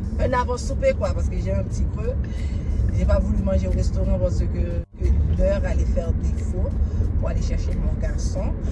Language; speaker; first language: French; non-native, local second language; Haitian Creole